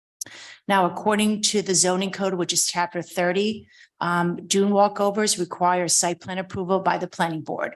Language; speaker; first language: English; native; English